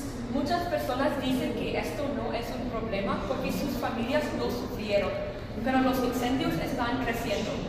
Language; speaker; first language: Spanish; non-native, learner; English